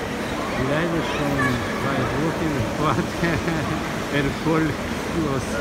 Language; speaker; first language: German; non-native, learner; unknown